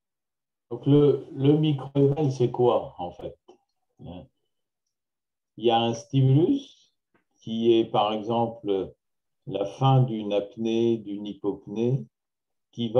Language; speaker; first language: French; native; French